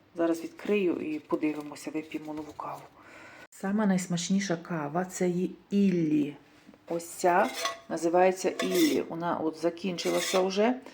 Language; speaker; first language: Ukrainian; native; Ukrainian